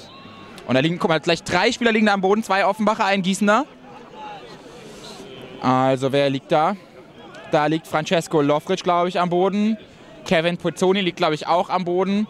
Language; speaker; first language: German; native; German